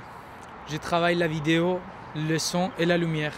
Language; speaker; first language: French; non-native, fluent; Spanish